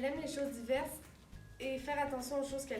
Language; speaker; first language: French; native; French